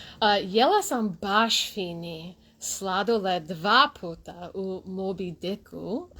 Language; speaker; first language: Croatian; non-native, learner; English